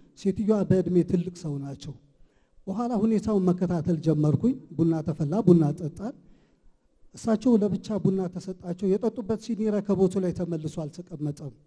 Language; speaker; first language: Amharic; native; Amharic